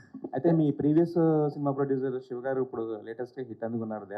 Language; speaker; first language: Telugu; native; Telugu